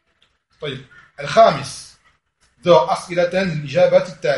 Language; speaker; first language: Arabic; non-native, fluent; French